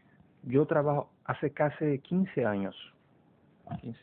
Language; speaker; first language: Spanish; non-native, fluent; Portuguese